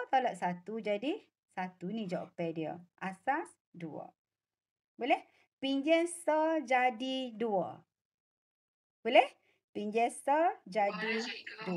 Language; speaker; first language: Malay; native; Malay